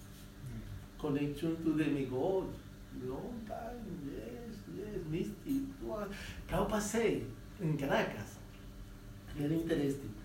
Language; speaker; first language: English; non-native, learner; Spanish